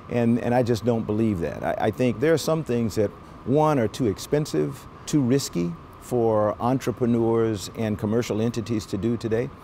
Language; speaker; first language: English; native; English